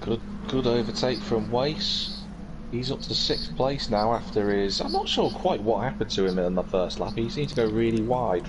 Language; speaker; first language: English; native; English